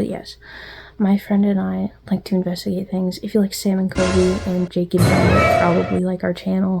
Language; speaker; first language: English; native; English